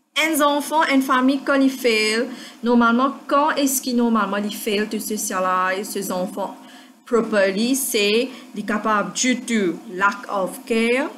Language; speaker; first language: French; non-native, local second language; Morisyen